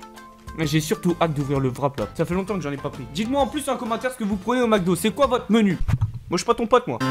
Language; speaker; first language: French; native; French